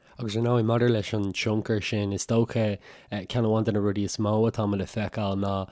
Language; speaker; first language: Irish; native; Irish